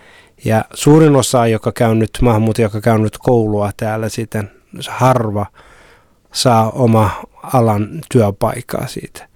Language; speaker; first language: Finnish; non-native, fluent; Somali